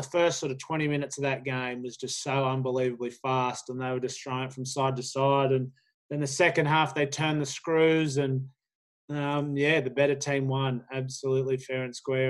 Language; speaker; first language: English; native; English